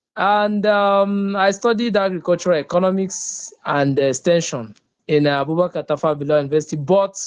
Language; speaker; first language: Nigerian Pidgin; non-native, local second language; Igbo